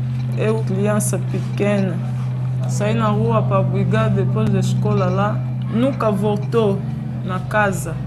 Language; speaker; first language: Portuguese; non-native, learner; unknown